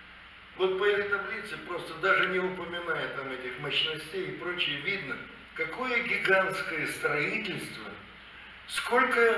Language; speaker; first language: Russian; native; Russian